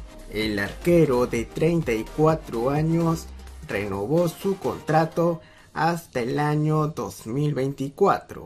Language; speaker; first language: Spanish; native; Spanish